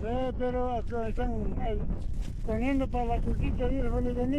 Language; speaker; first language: Spanish; native; Spanish